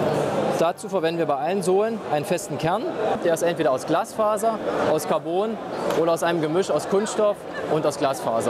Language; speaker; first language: German; native; German